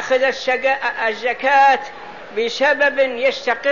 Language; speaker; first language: Arabic; native; Arabic